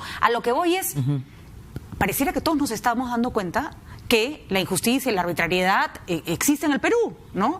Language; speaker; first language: Spanish; native; Spanish